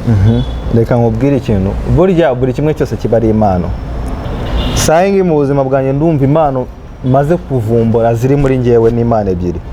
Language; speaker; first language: Kinyarwanda; early bilingual, heritage; Kinyarwanda